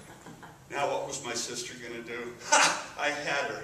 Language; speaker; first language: English; native; English